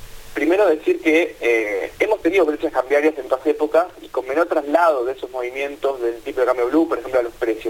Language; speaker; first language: Spanish; native; Spanish